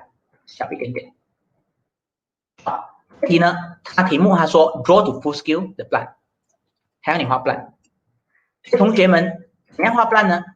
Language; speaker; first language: Chinese; native; Chinese